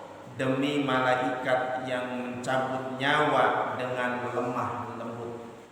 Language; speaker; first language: Indonesian; native; Indonesian